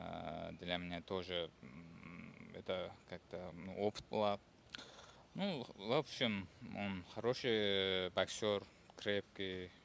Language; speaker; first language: Russian; non-native, fluent; Uzbek